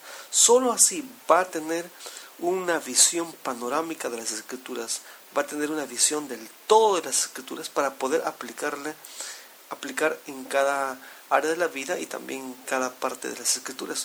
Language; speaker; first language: Spanish; native; Spanish